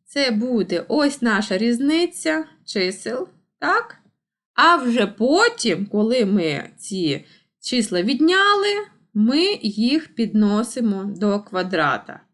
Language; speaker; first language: Ukrainian; non-native, local second language; Russian